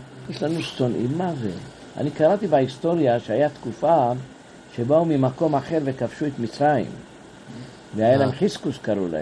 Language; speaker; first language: Hebrew; non-native, fluent; Persian